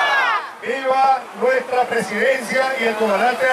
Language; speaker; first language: Spanish; native; Spanish